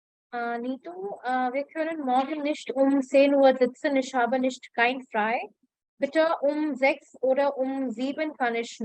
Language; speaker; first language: German; non-native, learner; Hindi